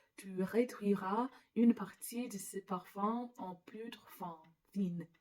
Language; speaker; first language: French; non-native, learner; English